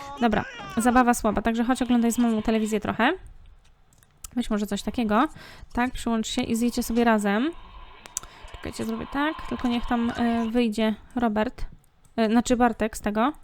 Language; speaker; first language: Polish; native; Polish